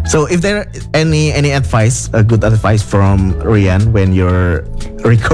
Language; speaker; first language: English; non-native, learner; Indonesian